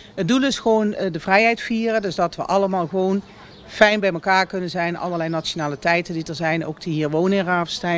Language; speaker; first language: Dutch; native; Dutch